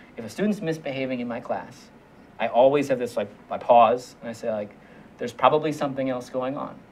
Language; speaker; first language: English; native; English